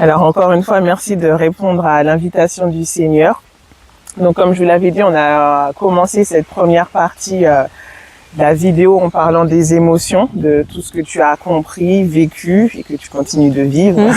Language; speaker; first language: French; native; French